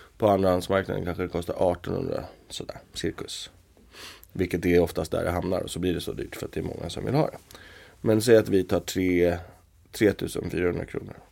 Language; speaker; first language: Swedish; native; Swedish